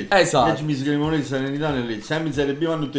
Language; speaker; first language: Italian; native; Italian